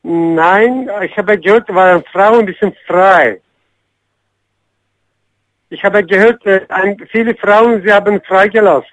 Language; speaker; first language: German; non-native, learner; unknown